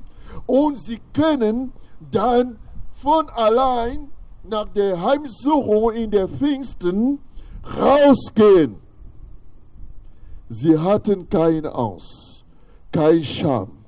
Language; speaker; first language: German; non-native, fluent; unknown